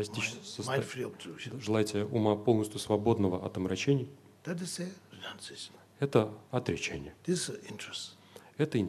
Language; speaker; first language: Russian; native; Russian